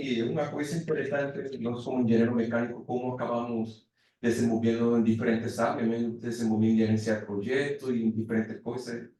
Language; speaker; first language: Portuguese; non-native, fluent; Spanish